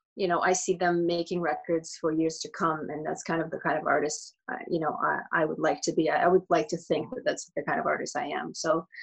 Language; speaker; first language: English; early bilingual, other home language; Georgian